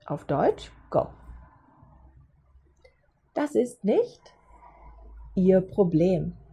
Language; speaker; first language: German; non-native, fluent; English